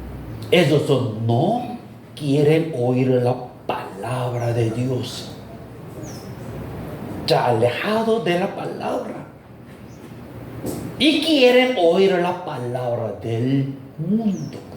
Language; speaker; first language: Spanish; non-native, fluent; Korean